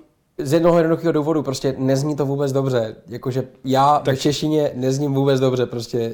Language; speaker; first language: Czech; native; Czech